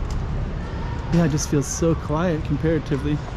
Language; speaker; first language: English; native; English